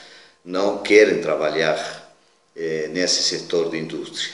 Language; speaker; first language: Portuguese; non-native, fluent; Spanish